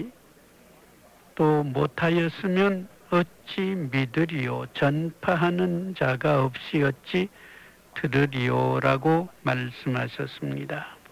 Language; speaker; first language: Korean; native; Korean